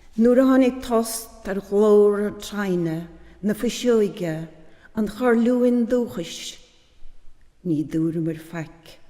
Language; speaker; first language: Irish; native; Irish